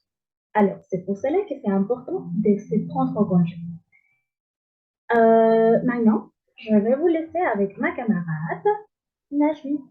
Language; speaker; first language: French; non-native, learner; Spanish